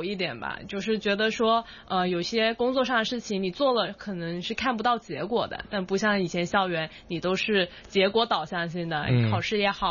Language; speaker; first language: Chinese; non-native, local second language; Cantonese